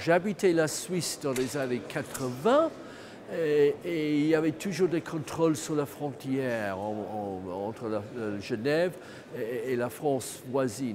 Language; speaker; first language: French; non-native, fluent; English